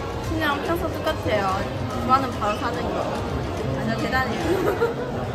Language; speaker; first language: Korean; non-native, learner; Chinese